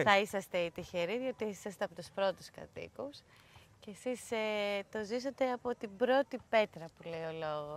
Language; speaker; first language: Greek; native; Greek